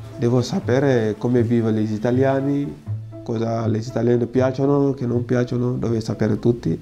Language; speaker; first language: Italian; non-native, learner; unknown